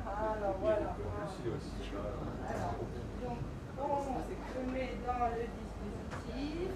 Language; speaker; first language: French; native; French